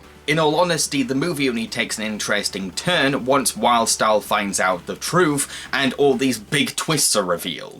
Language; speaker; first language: English; native; English